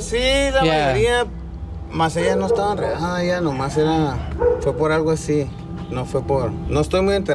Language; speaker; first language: Spanish; native; Spanish